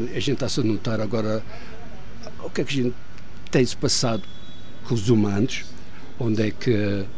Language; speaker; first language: Portuguese; native; Portuguese